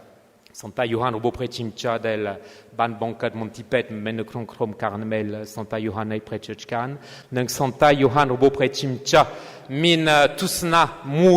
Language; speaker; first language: Khmer; non-native, fluent; French